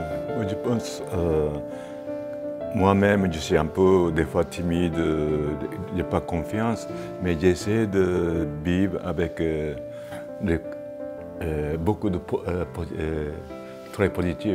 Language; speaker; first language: French; non-native, fluent; Japanese